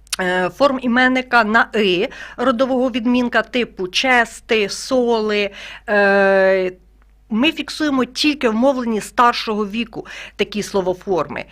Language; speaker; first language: Ukrainian; native; Ukrainian